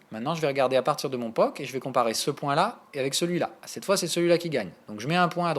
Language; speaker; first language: French; native; French